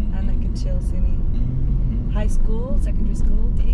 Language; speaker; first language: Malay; non-native, learner; English